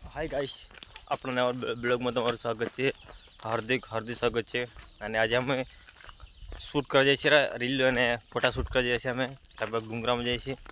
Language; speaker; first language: Gujarati; non-native, local second language; Bhili